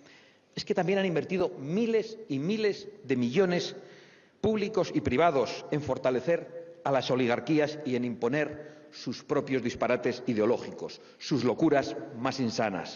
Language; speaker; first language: Spanish; native; Spanish